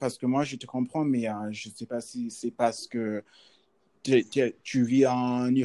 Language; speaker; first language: French; non-native, learner; English